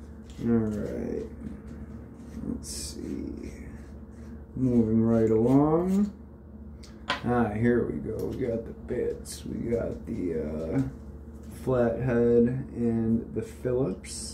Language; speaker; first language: English; native; English